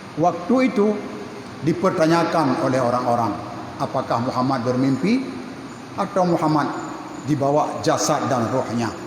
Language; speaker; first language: Malay; non-native, local second language; Achinese